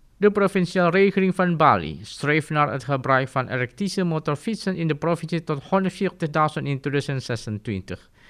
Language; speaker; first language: Dutch; non-native, fluent; Indonesian